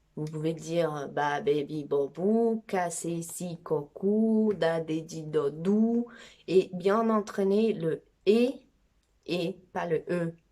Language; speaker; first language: French; non-native, fluent; Portuguese